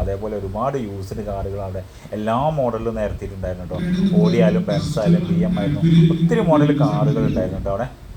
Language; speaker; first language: Malayalam; native; Malayalam